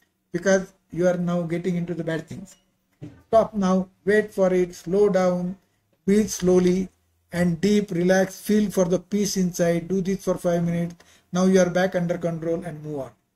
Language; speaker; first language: English; non-native, local second language; Marathi